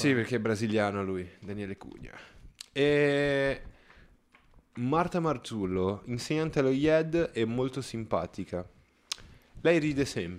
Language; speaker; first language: Italian; native; Italian